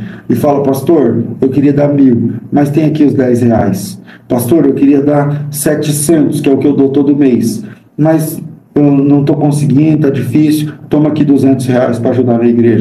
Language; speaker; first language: Portuguese; native; Portuguese